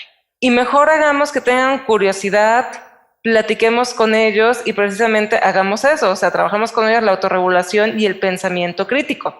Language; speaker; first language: Spanish; native; Spanish